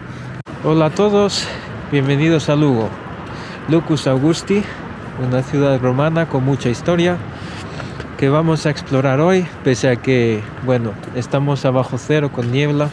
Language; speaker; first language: Spanish; non-native, fluent; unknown